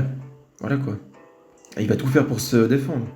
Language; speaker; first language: French; native; French